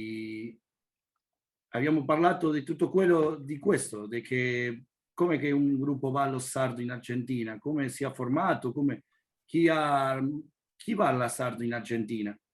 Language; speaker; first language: Italian; non-native, learner; Spanish